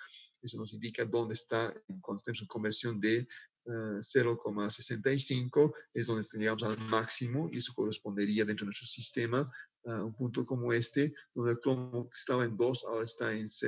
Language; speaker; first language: Spanish; native; Spanish